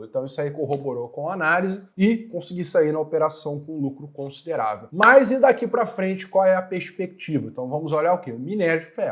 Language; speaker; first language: Portuguese; native; Portuguese